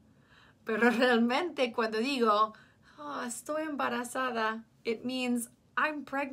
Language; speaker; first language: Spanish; non-native, fluent; English